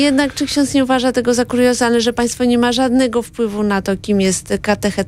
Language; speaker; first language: Polish; native; Polish